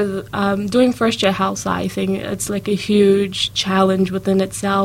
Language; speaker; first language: English; native; English